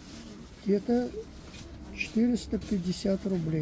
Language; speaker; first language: Russian; native; Russian